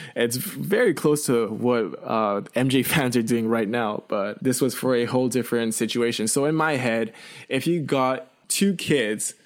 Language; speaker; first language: English; early bilingual, other home language; Chinese